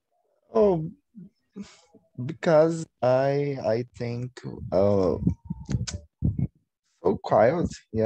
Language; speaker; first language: English; non-native, learner; Portuguese